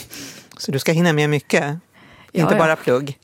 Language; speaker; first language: Swedish; native; Swedish